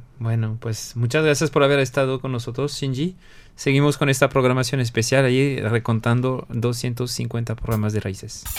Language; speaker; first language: Spanish; non-native, fluent; French